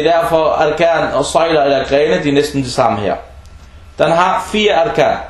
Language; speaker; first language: Danish; early bilingual, other home language; Arabic